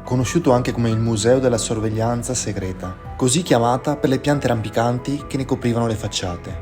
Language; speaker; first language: Italian; native; Italian